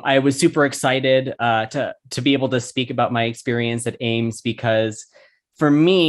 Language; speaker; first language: English; native; English